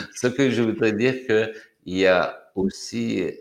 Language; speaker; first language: French; non-native, fluent; Persian